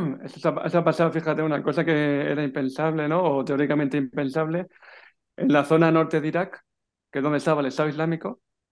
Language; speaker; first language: Spanish; native; Spanish